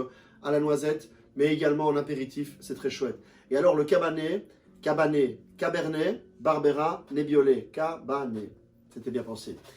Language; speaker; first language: French; native; French